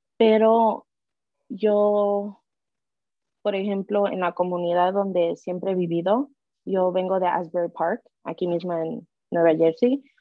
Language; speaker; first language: Spanish; early bilingual, heritage; Spanish